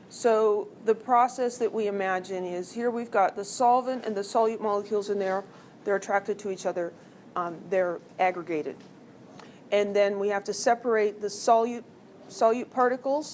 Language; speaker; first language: English; native; English